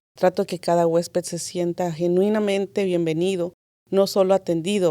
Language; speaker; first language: Spanish; native; Spanish